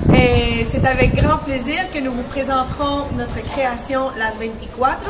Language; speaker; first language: English; non-native, fluent; Italian